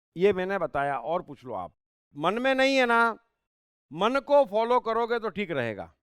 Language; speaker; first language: Hindi; native; Hindi